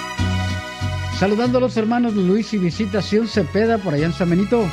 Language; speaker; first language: Spanish; native; Spanish